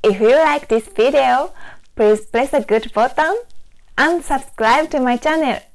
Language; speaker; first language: English; non-native, fluent; Japanese